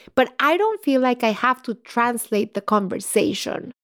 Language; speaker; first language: English; non-native, fluent; Spanish